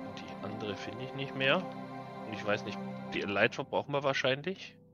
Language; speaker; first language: German; native; German